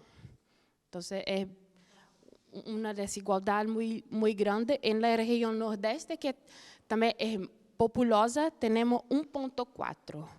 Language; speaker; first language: Spanish; non-native, fluent; Portuguese